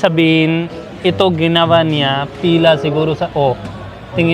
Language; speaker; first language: Filipino; non-native, learner; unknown